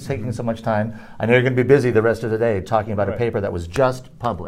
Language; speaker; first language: English; native; English